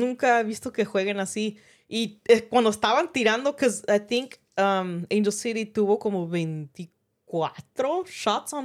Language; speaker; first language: Spanish; early bilingual, heritage; Spanish